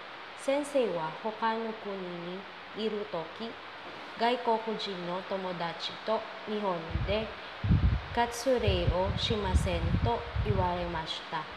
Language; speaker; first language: Japanese; non-native, learner; Filipino